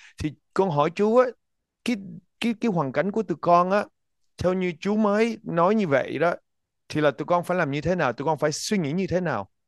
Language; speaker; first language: Vietnamese; early bilingual, heritage; Vietnamese